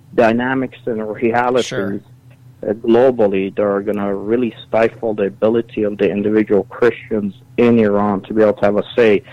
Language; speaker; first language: English; early bilingual, other home language; Assyrian Neo-Aramaic